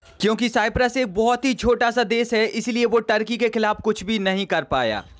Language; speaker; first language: Hindi; native; Hindi